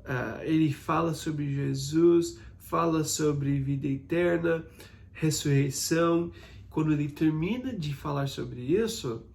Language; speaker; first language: Portuguese; non-native, fluent; English